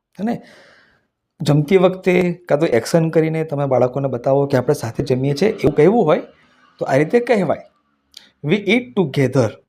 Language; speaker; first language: Gujarati; non-native, local second language; Hindi